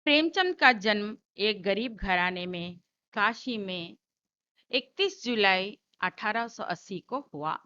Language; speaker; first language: Hindi; non-native, local second language; Telugu